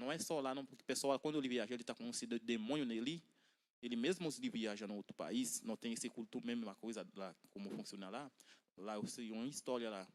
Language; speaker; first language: Portuguese; non-native, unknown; Haitian Creole